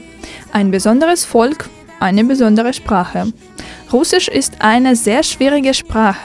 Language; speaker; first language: German; non-native, fluent; Russian